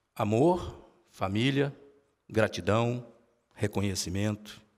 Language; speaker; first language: Portuguese; native; Portuguese